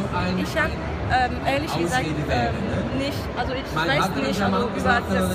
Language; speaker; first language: German; non-native, learner; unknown